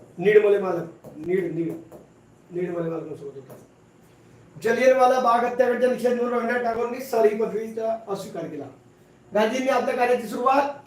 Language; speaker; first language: Marathi; non-native, local second language; Hindi